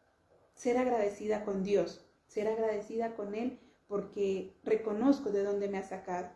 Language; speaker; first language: Spanish; native; Spanish